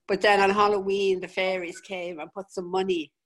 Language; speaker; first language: English; native; English